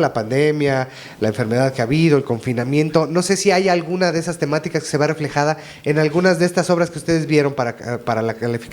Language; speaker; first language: Spanish; native; Spanish